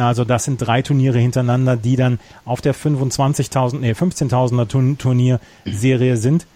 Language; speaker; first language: German; native; German